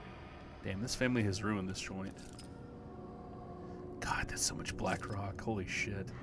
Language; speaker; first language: English; native; English